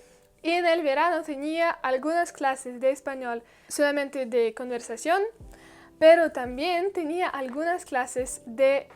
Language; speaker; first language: Spanish; non-native, learner; Russian